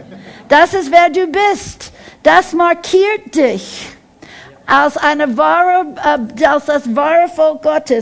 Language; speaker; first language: German; non-native, fluent; English